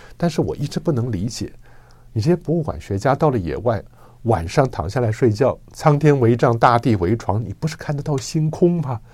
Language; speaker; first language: Chinese; native; Chinese